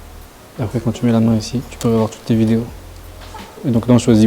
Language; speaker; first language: French; native; French